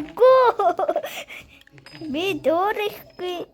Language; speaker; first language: Mongolian; early bilingual, heritage; Mongolian